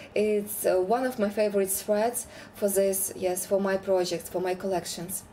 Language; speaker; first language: English; non-native, fluent; Ukrainian